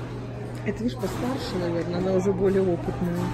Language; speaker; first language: Russian; native; Russian